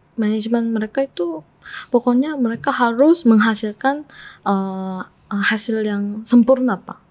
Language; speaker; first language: Indonesian; non-native, fluent; Korean